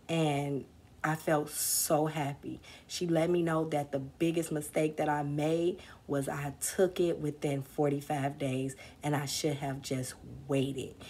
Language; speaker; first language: English; native; English